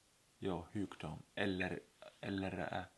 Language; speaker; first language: Swedish; non-native, learner; Finnish